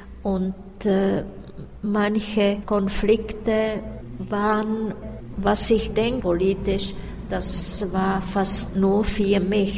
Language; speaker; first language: German; non-native, fluent; Czech